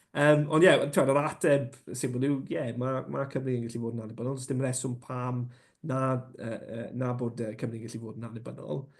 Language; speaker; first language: Welsh; non-native, local second language; English